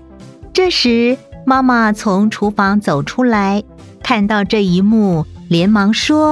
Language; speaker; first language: Chinese; native; Chinese